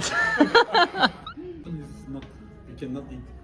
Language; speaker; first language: English; non-native, learner; Turkish